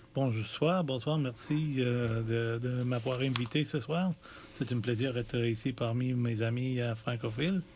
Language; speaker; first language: French; non-native, local second language; English